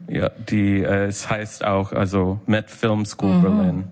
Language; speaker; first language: German; non-native, fluent; English